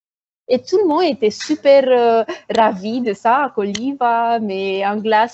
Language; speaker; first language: French; non-native, fluent; Romanian